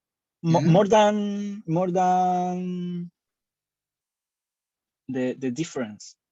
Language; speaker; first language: English; non-native, learner; Spanish